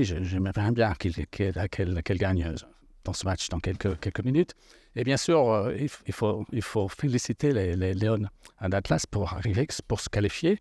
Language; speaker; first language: French; non-native, fluent; English